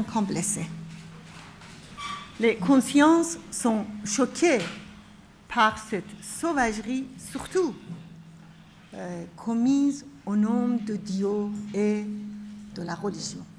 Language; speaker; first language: French; non-native, fluent; Persian